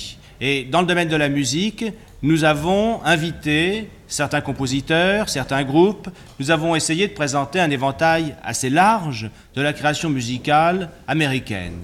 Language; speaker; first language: French; native; French